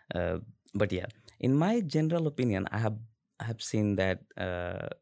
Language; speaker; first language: English; non-native, local second language; Hindi